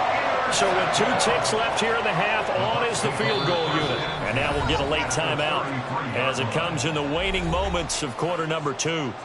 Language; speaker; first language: English; native; English